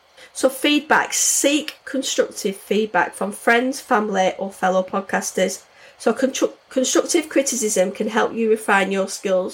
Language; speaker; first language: English; native; English